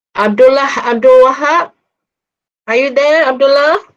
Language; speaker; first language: English; non-native, local second language; Malay